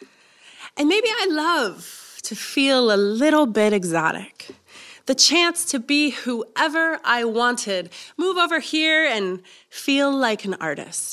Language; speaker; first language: English; native; English